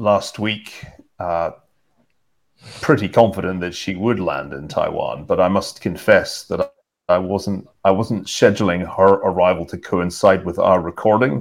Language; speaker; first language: English; native; English